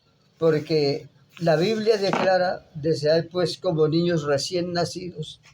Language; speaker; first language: Spanish; native; Spanish